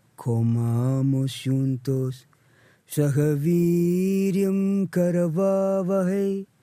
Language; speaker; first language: Portuguese; non-native, learner; English